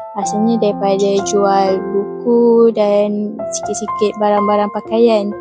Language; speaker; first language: Malay; native; Malay